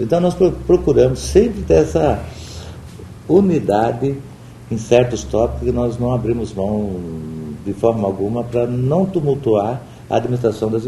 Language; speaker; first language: Portuguese; native; Portuguese